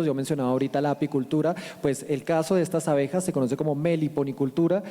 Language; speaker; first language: Spanish; native; Spanish